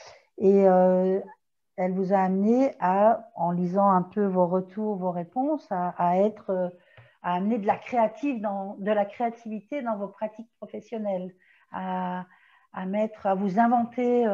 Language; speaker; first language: French; native; French